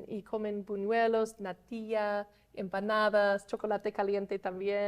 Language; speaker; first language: Spanish; non-native, fluent; English